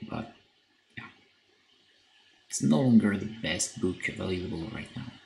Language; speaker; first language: English; non-native, fluent; French